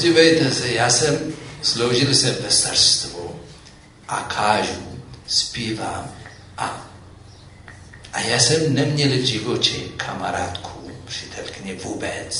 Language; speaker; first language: Czech; non-native, fluent; Amharic